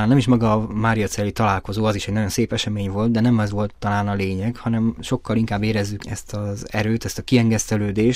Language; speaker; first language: Hungarian; native; Hungarian